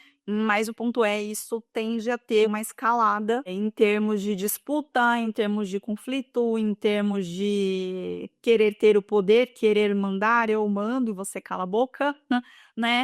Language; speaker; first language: Portuguese; native; Portuguese